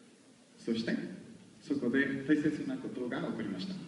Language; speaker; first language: Japanese; non-native, learner; Spanish